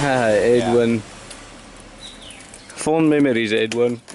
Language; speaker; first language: English; native; English